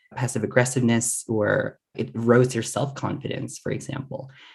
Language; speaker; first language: English; non-native, local second language; Filipino